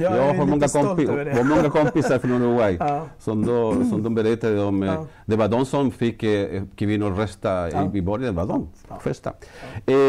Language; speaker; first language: Swedish; non-native, fluent; Spanish